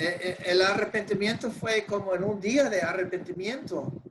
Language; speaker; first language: Spanish; non-native, fluent; English